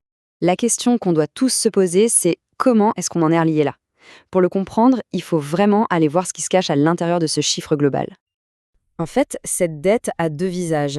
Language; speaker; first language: French; native; French